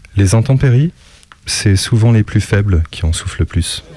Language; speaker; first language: French; native; French